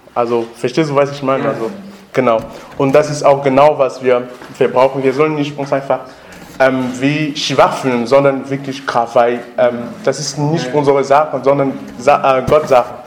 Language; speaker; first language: German; non-native, learner; French